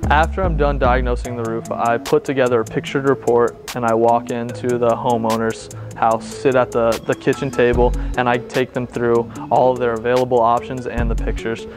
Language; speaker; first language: English; native; English